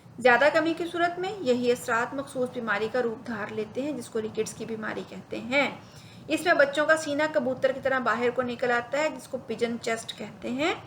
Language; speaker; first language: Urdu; native; Urdu